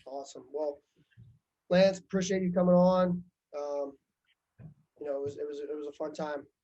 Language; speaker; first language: English; native; English